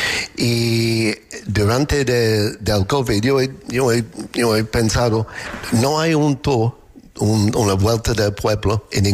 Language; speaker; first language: Spanish; non-native, learner; English